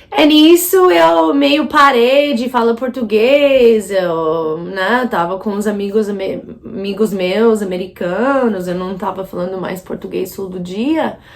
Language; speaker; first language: Portuguese; non-native, fluent; English